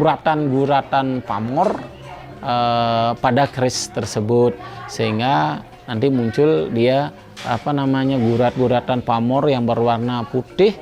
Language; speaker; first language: Indonesian; native; Indonesian